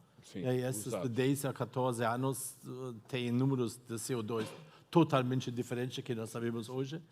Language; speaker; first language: Portuguese; non-native, fluent; German